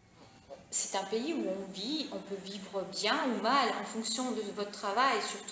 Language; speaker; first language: French; early bilingual, other home language; Italian